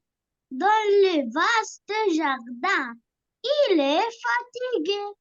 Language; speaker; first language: French; non-native, learner; Arabic